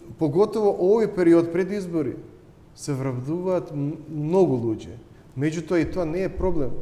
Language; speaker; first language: Macedonian; native; Macedonian